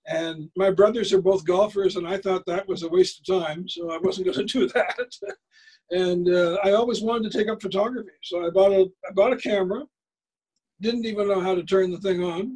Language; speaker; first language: English; native; English